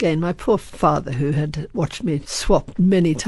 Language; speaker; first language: English; native; English